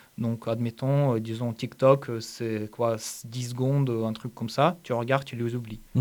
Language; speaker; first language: French; non-native, fluent; Ukrainian